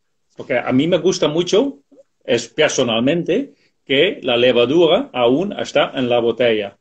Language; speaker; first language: Spanish; non-native, fluent; Dutch